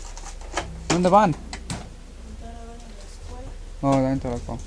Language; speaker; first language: Spanish; early bilingual, heritage; Spanish